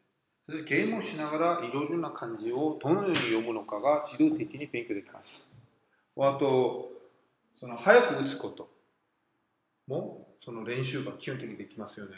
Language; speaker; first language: Japanese; non-native, fluent; Korean